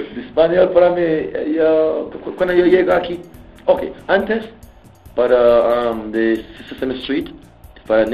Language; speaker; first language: Spanish; non-native, learner; English